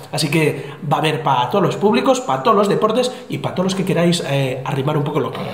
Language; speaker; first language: Spanish; native; Spanish